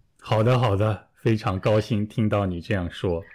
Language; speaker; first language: Chinese; native; Chinese